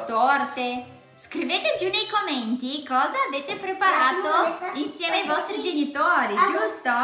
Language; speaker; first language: Italian; native; Italian